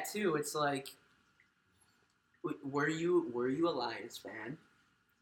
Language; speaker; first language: English; native; English